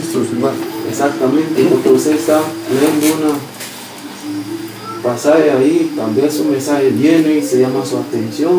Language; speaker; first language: Spanish; non-native, learner; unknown